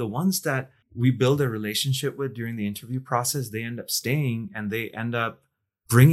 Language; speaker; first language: English; non-native, local second language; Urdu